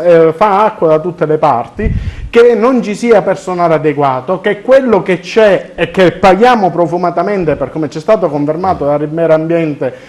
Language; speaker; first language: Italian; native; Italian